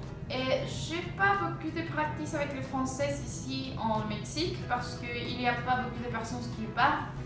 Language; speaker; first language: French; non-native, fluent; Spanish